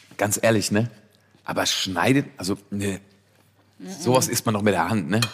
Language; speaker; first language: German; native; German